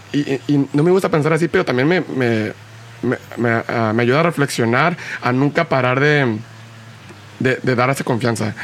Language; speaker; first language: Spanish; early bilingual, heritage; Spanish